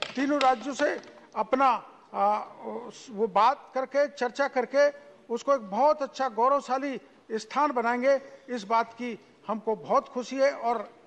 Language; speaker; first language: Hindi; native; Hindi